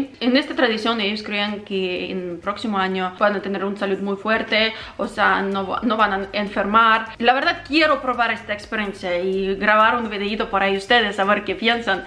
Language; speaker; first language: Spanish; non-native, fluent; Ukrainian